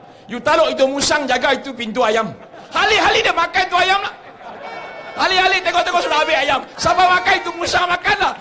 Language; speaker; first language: Malay; native; Malay